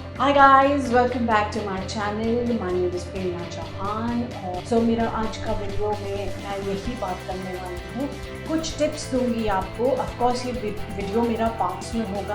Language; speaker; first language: Hindi; native; Hindi